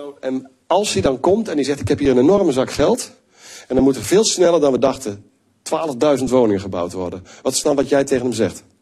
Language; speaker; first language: Dutch; native; Dutch